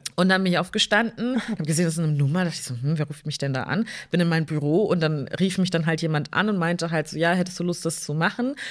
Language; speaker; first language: German; early bilingual, other home language; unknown